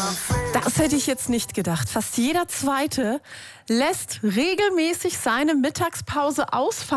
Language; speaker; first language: German; native; German